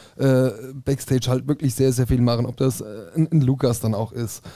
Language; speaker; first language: German; native; German